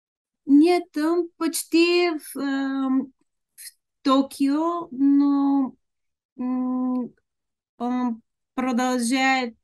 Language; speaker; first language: Russian; non-native, learner; Bulgarian